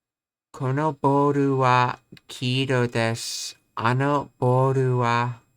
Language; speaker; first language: Japanese; non-native, learner; English